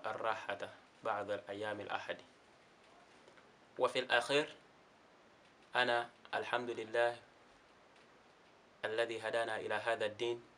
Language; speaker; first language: Arabic; non-native, learner; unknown